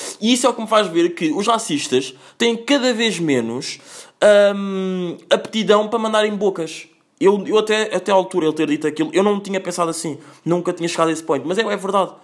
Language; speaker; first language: Portuguese; native; Portuguese